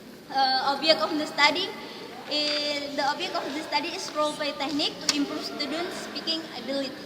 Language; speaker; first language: English; non-native, learner; Indonesian